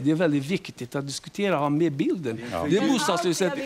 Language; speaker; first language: Swedish; native; Swedish